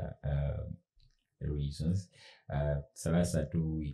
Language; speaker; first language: Indonesian; non-native, learner; Nyanja